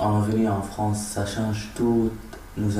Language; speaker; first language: French; non-native, learner; Arabic